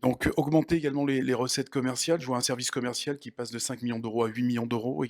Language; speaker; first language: French; native; French